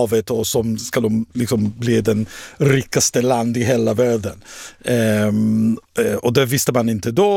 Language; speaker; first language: Swedish; non-native, fluent; Hebrew